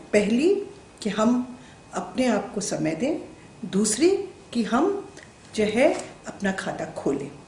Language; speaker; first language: Hindi; native; Hindi